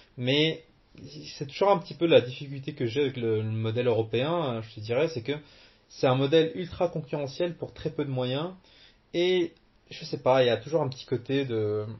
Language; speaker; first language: French; early bilingual, other home language; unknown